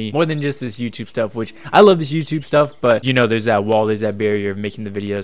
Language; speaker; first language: English; native; English